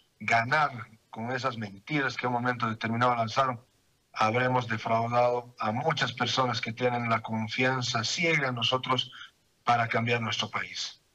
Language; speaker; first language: Spanish; native; Spanish